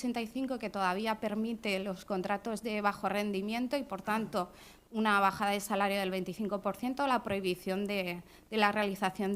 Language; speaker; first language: Spanish; native; Spanish